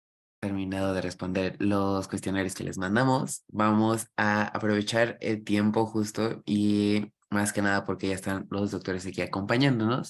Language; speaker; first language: Spanish; native; Spanish